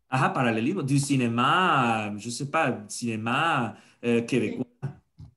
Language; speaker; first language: French; non-native, fluent; Spanish